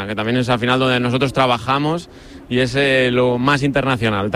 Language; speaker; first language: Spanish; native; Spanish